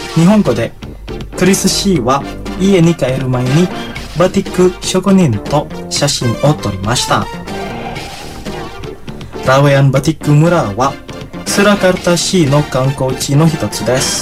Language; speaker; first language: Japanese; non-native, fluent; Indonesian